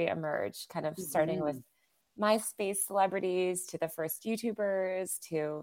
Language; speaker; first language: English; native; English